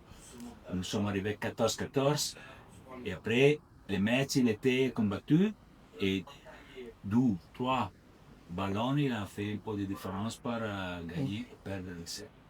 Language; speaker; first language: French; non-native, learner; Italian